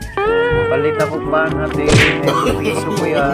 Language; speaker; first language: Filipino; non-native, local second language; Cebuano